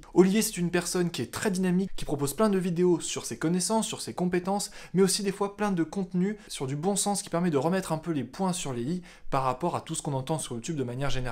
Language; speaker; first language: French; native; French